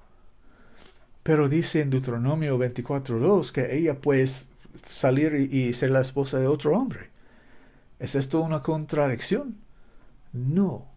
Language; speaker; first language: Spanish; non-native, learner; English